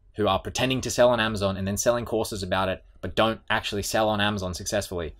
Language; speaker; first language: English; native; English